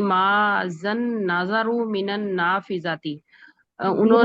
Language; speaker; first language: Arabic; non-native, learner; Urdu